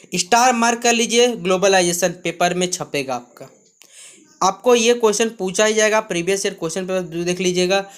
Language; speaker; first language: Hindi; native; Hindi